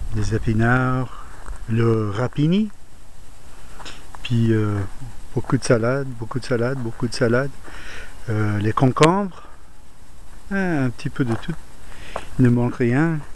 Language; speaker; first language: French; non-native, learner; English